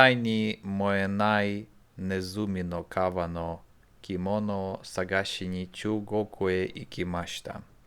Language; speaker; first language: Japanese; non-native, learner; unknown